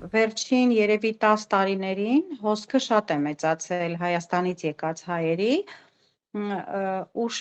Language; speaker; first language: Armenian; native; Armenian